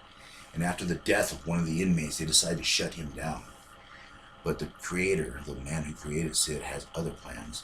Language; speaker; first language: English; native; English